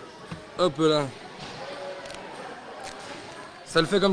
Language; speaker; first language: French; native; French